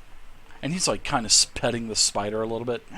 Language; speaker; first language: English; native; English